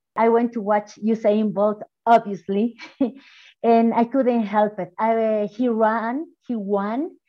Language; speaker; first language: English; non-native, fluent; Spanish